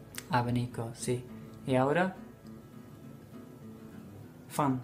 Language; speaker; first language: Spanish; non-native, fluent; English